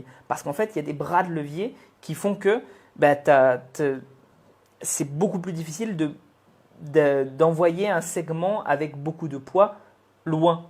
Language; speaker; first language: French; native; French